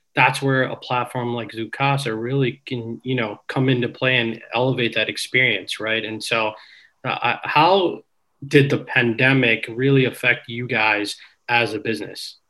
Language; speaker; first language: English; early bilingual, other home language; Hindi